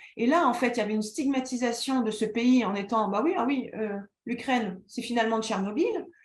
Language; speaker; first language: French; native; French